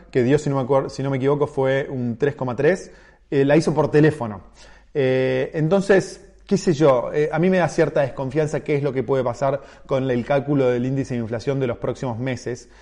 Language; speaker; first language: Spanish; native; Spanish